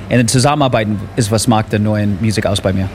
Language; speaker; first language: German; non-native, learner; English